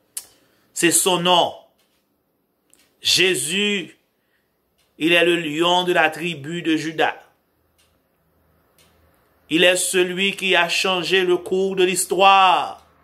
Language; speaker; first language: French; non-native, local second language; Haitian Creole